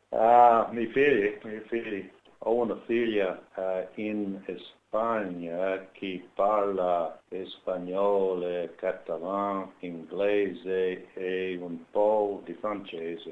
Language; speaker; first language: Italian; non-native, learner; English